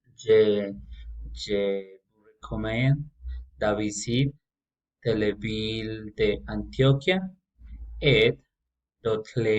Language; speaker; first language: French; non-native, learner; Spanish